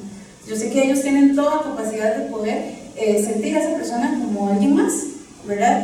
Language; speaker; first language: Spanish; native; Spanish